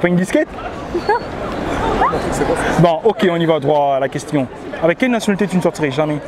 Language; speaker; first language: French; native; French